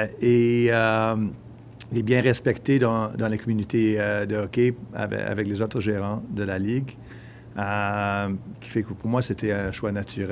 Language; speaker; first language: French; non-native, local second language; English